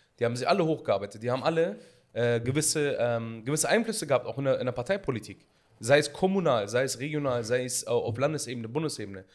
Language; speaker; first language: German; early bilingual, other home language; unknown